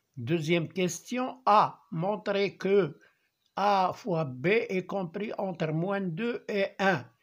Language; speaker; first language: French; non-native, local second language; Arabic